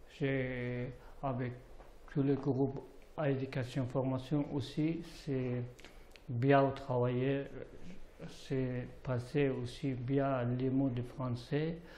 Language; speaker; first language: French; non-native, learner; Persian